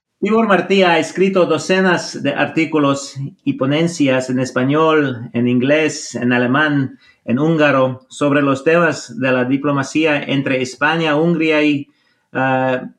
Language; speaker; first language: Spanish; non-native, fluent; English